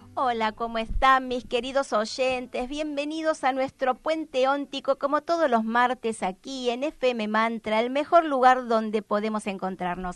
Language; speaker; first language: Spanish; native; Spanish